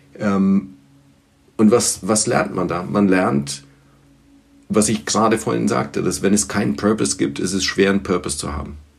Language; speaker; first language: German; early bilingual, other home language; Bulgarian